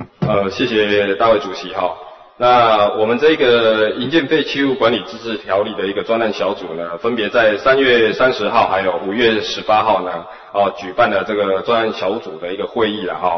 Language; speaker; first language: Chinese; native; Chinese